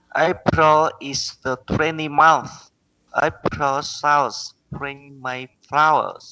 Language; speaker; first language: English; non-native, learner; Vietnamese